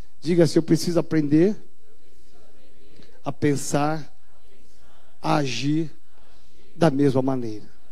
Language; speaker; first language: Portuguese; native; Portuguese